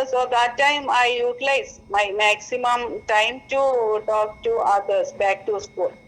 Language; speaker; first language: English; non-native, local second language; Malayalam